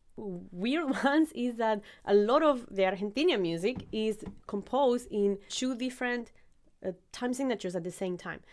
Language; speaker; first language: English; non-native, fluent; Spanish